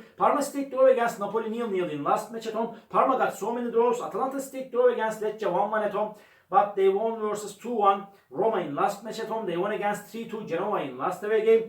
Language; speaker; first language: English; non-native, learner; Turkish